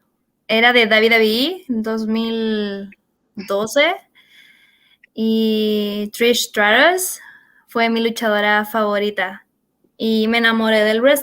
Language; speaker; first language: Spanish; native; Spanish